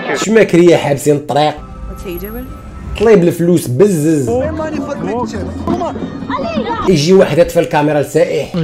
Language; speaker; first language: Arabic; native; Arabic